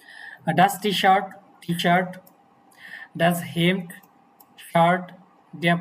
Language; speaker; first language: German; non-native, fluent; Bangla